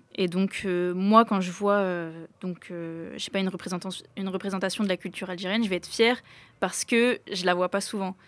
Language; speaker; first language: French; early bilingual, other home language; Arabic